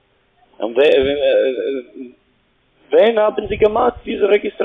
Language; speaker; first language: German; non-native, learner; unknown